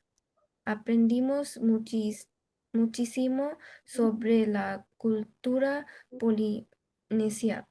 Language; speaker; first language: Spanish; non-native, learner; Bangla